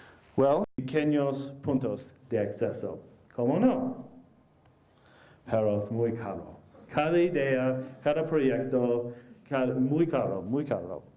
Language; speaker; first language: Spanish; non-native, learner; English